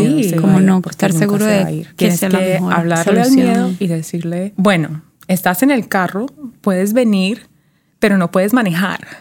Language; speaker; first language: Spanish; early bilingual, heritage; Spanish